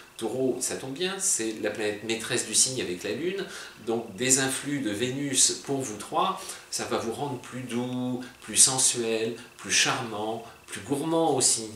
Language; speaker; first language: French; native; French